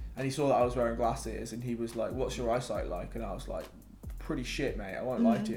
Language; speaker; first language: English; native; English